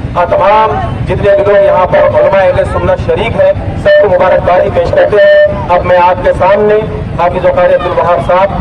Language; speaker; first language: Urdu; native; Urdu